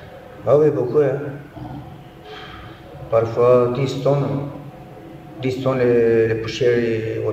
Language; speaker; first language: French; non-native, learner; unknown